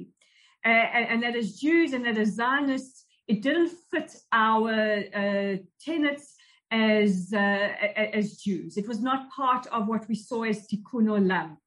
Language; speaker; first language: English; native; English